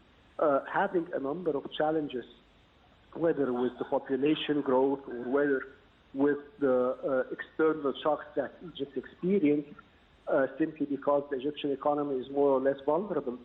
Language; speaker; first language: English; non-native, fluent; Arabic